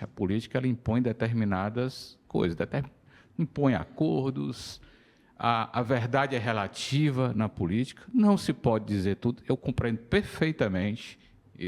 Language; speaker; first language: Portuguese; native; Portuguese